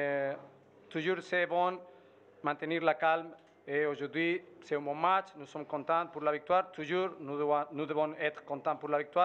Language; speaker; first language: French; non-native, fluent; Spanish